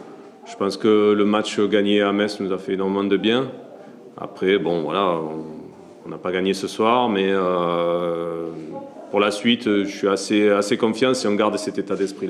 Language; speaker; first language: French; native; French